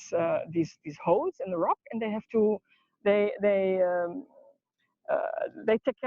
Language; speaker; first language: English; non-native, fluent; German